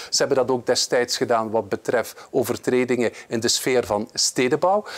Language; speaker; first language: Dutch; native; Dutch